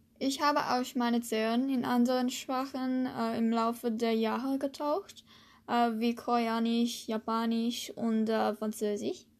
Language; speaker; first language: German; non-native, learner; English